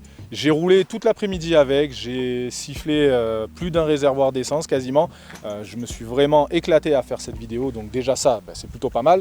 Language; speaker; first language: French; native; French